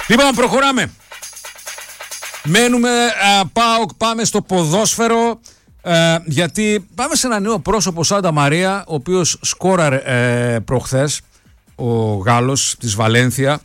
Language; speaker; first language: Greek; native; Greek